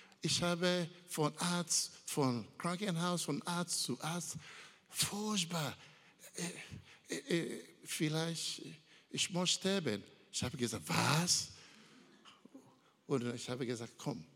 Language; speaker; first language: German; non-native, learner; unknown